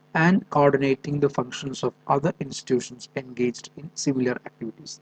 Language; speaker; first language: English; non-native, local second language; Malayalam